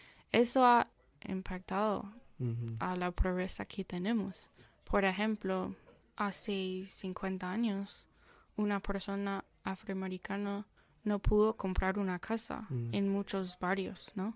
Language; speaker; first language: Spanish; non-native, fluent; English